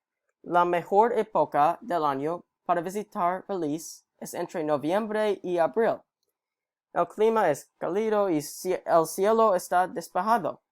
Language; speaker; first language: Spanish; non-native, learner; English